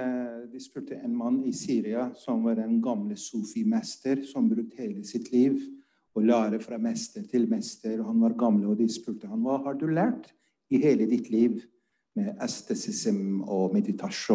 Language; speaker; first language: Norwegian; non-native, fluent; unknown